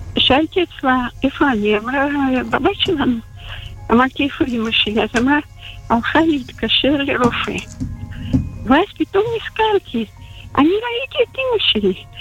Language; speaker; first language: Hebrew; non-native, fluent; Russian